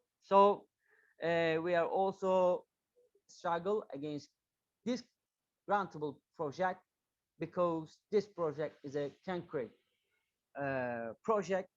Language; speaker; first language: English; non-native, learner; Turkish